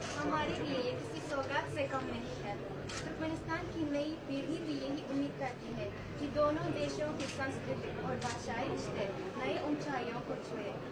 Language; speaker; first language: Hindi; non-native, learner; Turkmen